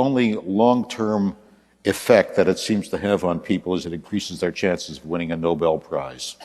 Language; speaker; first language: English; native; English